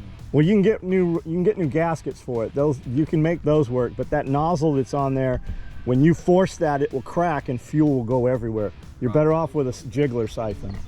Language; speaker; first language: English; native; English